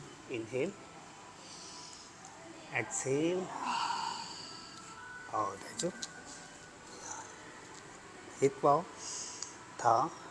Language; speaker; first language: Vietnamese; non-native, learner; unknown